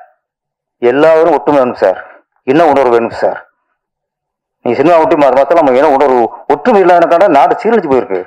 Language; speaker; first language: Tamil; native; Tamil